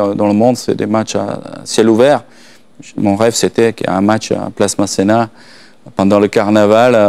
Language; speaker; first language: French; non-native, fluent; Slovak